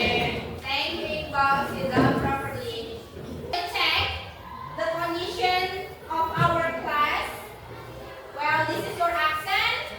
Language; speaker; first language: English; non-native, learner; Indonesian